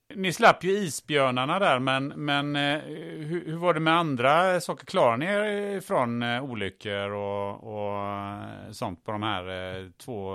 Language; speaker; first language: Swedish; early bilingual, other home language; German